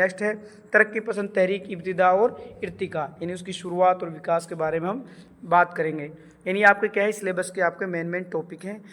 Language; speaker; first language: Urdu; native; Urdu